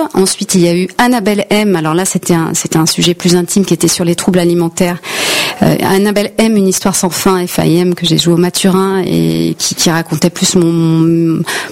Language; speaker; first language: French; native; French